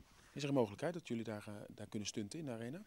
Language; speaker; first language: Dutch; native; Dutch